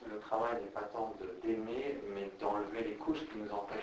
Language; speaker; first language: French; native; French